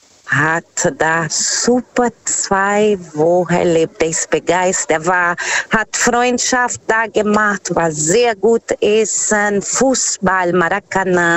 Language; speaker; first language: German; non-native, fluent; Portuguese